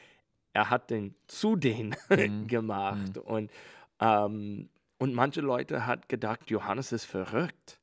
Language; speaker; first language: German; non-native, learner; English